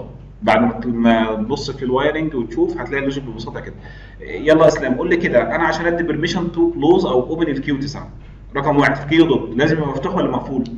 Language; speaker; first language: Arabic; native; Arabic